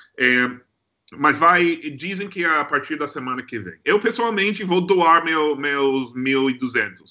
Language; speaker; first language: Portuguese; non-native, fluent; English